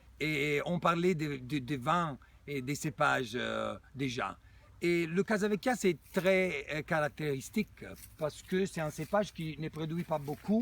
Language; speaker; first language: French; non-native, fluent; Italian